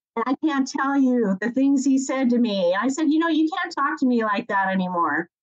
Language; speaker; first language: English; native; English